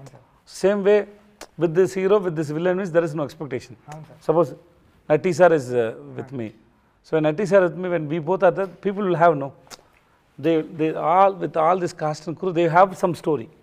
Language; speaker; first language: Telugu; non-native, learner; Tamil